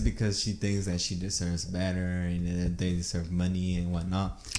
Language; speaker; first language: English; early bilingual, other home language; Spanish